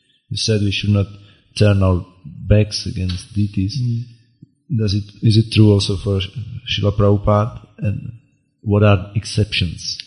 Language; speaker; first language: English; non-native, fluent; Czech